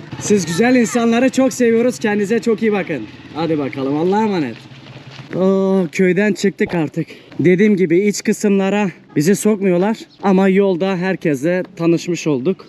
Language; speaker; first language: Turkish; native; Turkish